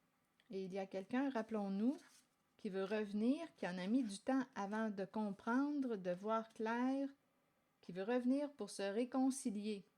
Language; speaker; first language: French; native; French